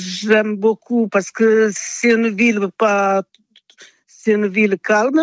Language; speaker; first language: French; non-native, fluent; Portuguese